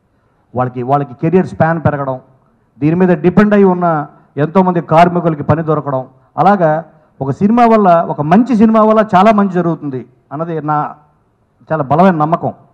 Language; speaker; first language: Telugu; native; Telugu